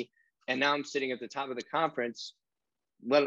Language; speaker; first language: English; native; English